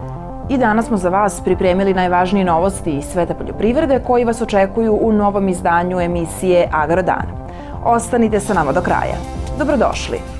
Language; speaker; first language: Serbian; native; Serbian